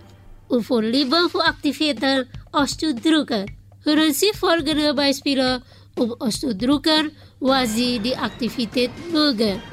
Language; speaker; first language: German; non-native, fluent; Indonesian